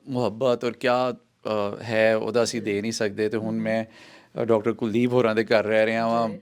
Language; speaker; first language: Punjabi; native; Punjabi